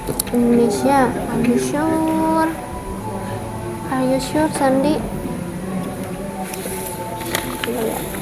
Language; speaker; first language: English; non-native, learner; Indonesian